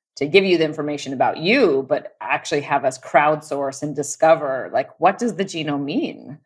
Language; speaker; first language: English; native; English